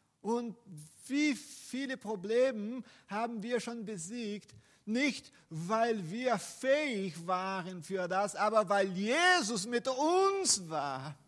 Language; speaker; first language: German; non-native, fluent; Portuguese